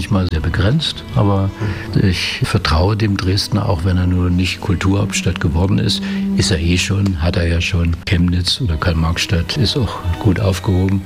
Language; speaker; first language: German; native; German